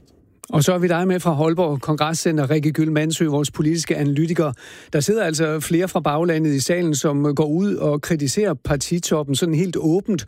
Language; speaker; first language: Danish; native; Danish